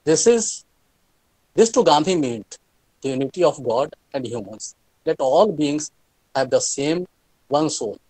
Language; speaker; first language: English; non-native, local second language; Hindi